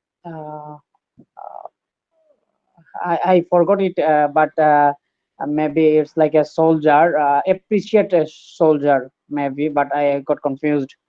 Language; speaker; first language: English; non-native, learner; Bangla